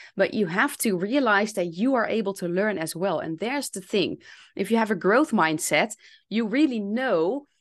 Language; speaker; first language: English; non-native, fluent; Dutch